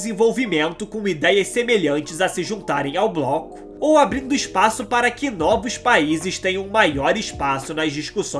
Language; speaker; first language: Portuguese; native; Portuguese